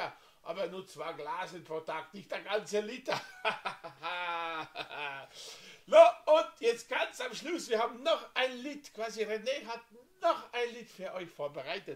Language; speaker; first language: German; non-native, fluent; Slovenian